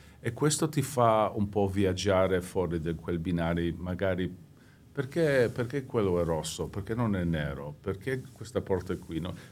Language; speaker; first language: Italian; early bilingual, heritage; English